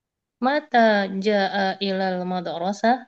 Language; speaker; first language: Arabic; non-native, learner; Indonesian